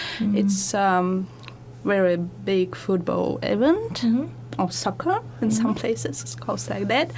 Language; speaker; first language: English; non-native, learner; Russian